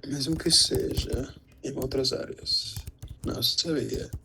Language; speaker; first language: Portuguese; non-native, learner; English